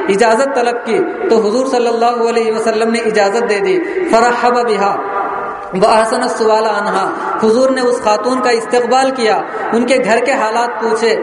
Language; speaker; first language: Urdu; native; Urdu